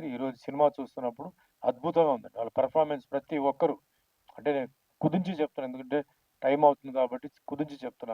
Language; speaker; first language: Telugu; native; Telugu